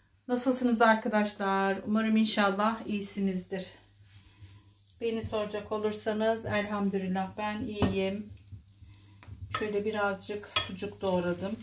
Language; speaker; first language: Turkish; native; Turkish